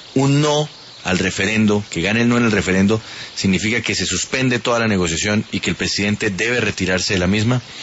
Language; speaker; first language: Spanish; native; Spanish